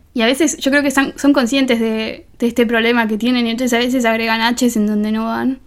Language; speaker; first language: Spanish; native; Spanish